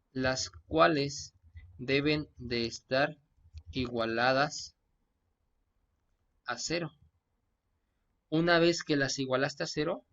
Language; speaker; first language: Spanish; native; Spanish